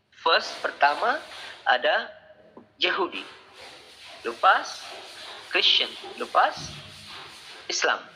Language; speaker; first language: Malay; non-native, learner; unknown